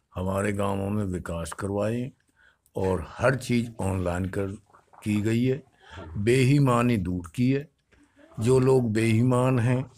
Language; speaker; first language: Hindi; native; Hindi